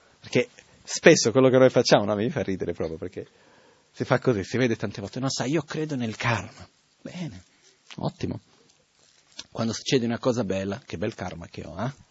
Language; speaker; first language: Italian; non-native, fluent; Portuguese